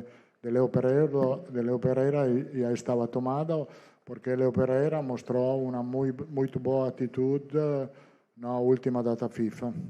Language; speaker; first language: Portuguese; non-native, learner; Italian